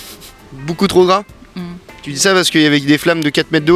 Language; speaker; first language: French; native; French